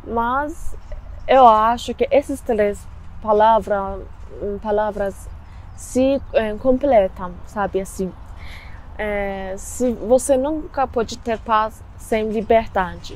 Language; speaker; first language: Portuguese; non-native, learner; Persian